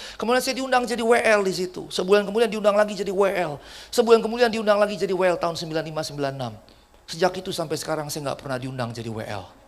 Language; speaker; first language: Indonesian; native; Indonesian